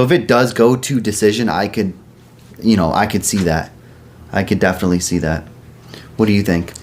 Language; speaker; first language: English; native; English